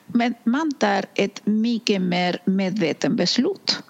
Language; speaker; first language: Swedish; non-native, fluent; Spanish